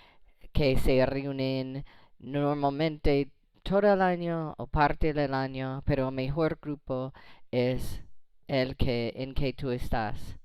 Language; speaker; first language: Spanish; non-native, fluent; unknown